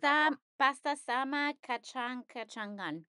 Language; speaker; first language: Indonesian; non-native, learner; Italian